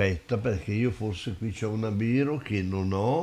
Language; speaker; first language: Italian; native; Italian